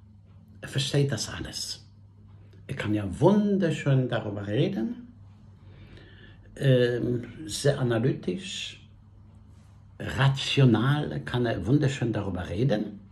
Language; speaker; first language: German; non-native, fluent; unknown